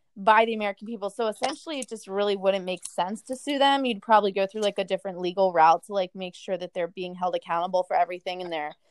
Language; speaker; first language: English; native; English